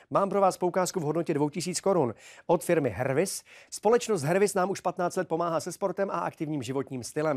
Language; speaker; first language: Czech; native; Czech